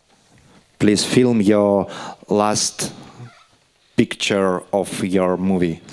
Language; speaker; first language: English; non-native, learner; Russian